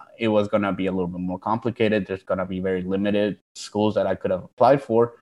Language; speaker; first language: English; early bilingual, other home language; Spanish